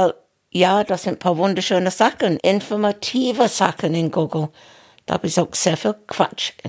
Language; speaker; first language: German; non-native, fluent; English